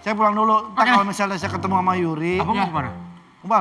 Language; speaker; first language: Indonesian; native; Indonesian